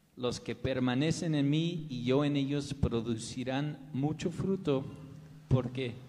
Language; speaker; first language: Spanish; non-native, fluent; English